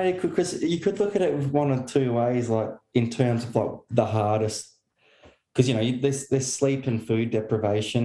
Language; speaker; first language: English; native; English